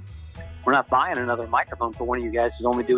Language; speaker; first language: English; native; English